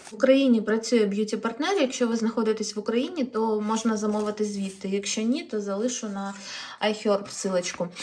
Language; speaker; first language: Ukrainian; non-native, local second language; Russian